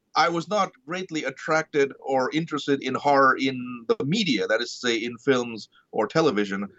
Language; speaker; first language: English; early bilingual, other home language; Marathi